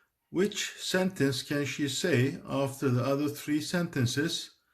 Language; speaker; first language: English; non-native, fluent; Turkish